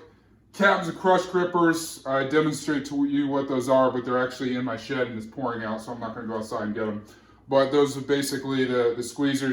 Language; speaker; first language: English; native; English